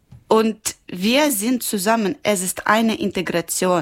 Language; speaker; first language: German; non-native, learner; Ukrainian